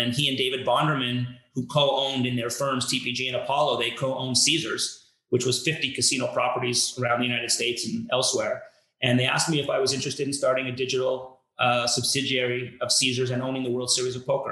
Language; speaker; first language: English; native; English